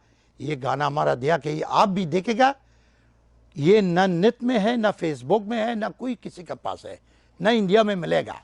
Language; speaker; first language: Hindi; non-native, learner; Persian